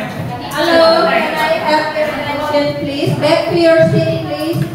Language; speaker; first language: English; non-native, learner; Indonesian